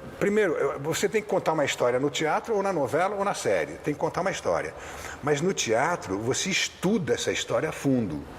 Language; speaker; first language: Portuguese; native; Portuguese